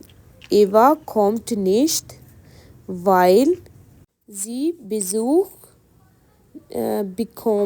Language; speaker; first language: German; non-native, fluent; Urdu